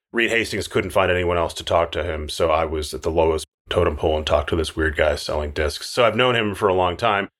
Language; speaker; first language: English; native; English